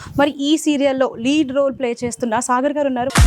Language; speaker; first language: Telugu; native; Telugu